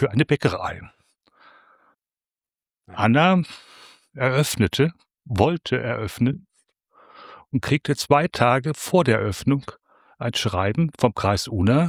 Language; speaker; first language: German; native; German